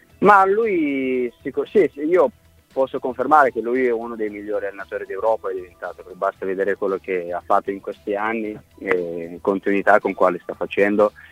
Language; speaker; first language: Italian; non-native, fluent; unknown